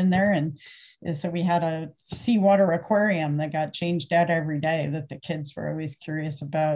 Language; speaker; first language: English; native; English